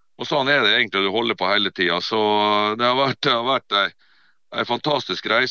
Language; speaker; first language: Norwegian; native; Norwegian